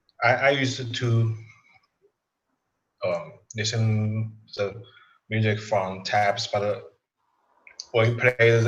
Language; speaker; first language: English; non-native, learner; Chinese